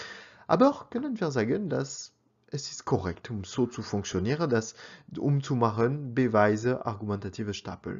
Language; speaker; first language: German; non-native, learner; French